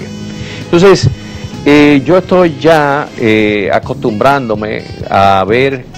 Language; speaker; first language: Spanish; native; Spanish